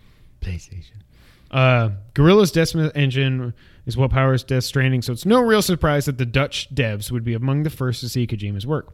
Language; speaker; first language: English; native; English